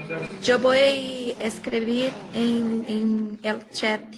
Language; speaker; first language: Spanish; non-native, learner; Portuguese